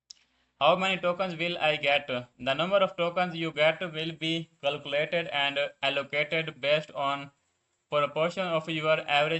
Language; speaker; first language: English; non-native, learner; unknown